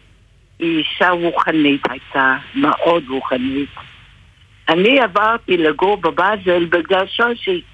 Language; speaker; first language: Hebrew; non-native, fluent; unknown